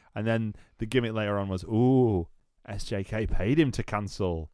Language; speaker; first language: English; native; English